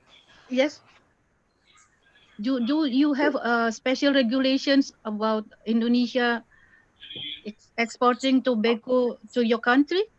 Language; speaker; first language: English; non-native, fluent; Indonesian